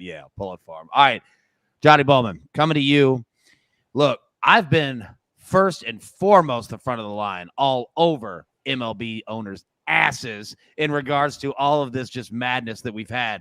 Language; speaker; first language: English; native; English